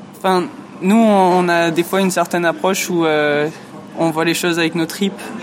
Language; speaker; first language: French; non-native, fluent; English